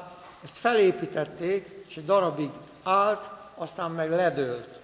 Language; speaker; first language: Hungarian; native; Hungarian